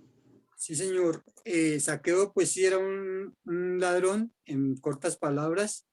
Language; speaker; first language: Spanish; native; Spanish